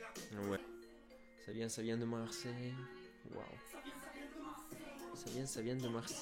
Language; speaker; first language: French; non-native, fluent; Italian